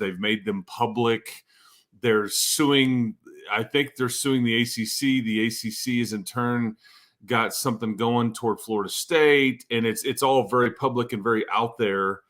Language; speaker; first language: English; native; English